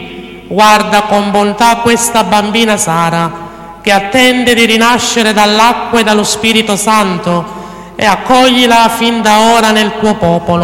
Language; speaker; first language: Italian; native; Italian